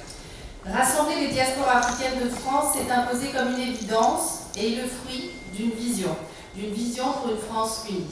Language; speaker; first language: French; native; French